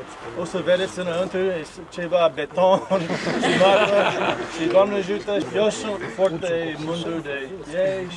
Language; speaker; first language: Romanian; non-native, learner; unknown